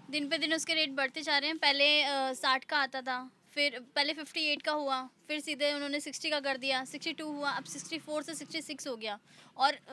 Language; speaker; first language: Hindi; native; Hindi